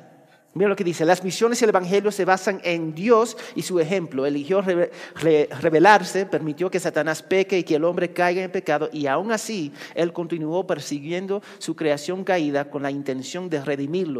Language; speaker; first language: Spanish; early bilingual, heritage; Spanish